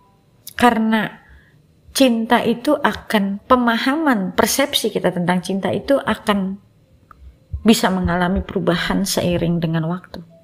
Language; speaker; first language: Indonesian; native; Indonesian